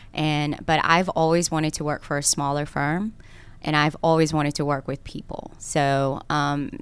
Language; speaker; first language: English; early bilingual, other home language; Korean